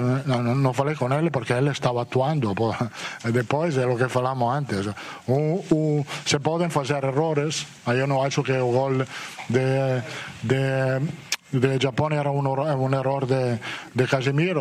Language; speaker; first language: Portuguese; non-native, fluent; Italian